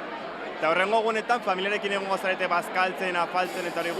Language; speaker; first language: Basque; native; Basque